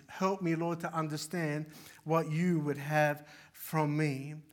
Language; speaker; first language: English; early bilingual, other home language; Arabic